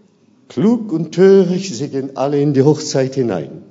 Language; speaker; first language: German; non-native, fluent; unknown